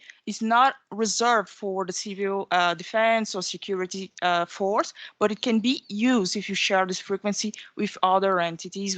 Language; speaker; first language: English; non-native, fluent; Portuguese